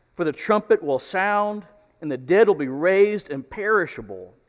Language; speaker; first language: English; native; English